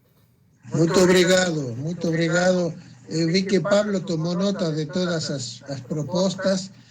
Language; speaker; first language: Portuguese; non-native, fluent; Spanish